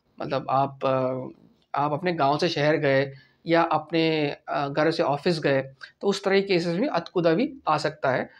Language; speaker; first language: Hindi; native; Hindi